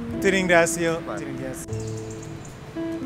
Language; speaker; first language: Italian; non-native, learner; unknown